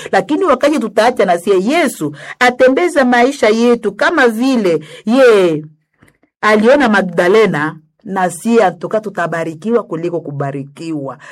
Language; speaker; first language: Swahili; native; Swahili